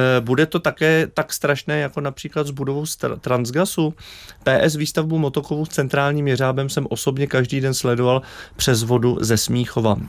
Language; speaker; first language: Czech; native; Czech